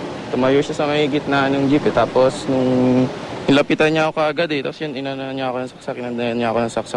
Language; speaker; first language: Filipino; native; Filipino